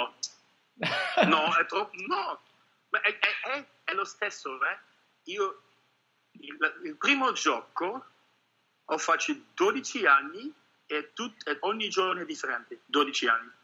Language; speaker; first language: Italian; non-native, learner; Dutch